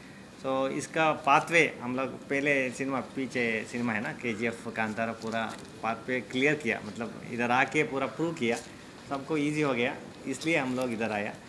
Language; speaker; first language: Hindi; non-native, local second language; Kannada